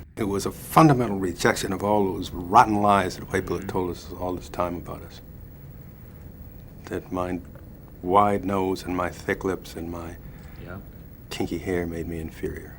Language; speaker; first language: English; native; English